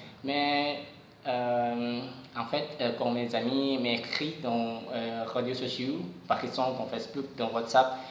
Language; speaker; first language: French; non-native, learner; Javanese